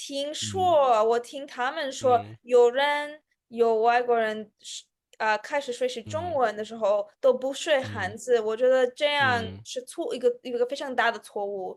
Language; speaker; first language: Chinese; non-native, fluent; Russian